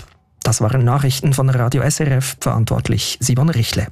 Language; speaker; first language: German; native; German